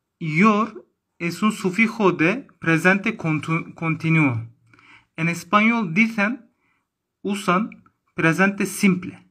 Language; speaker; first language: Spanish; non-native, learner; Turkish